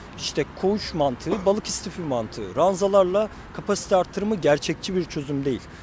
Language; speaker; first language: Turkish; native; Turkish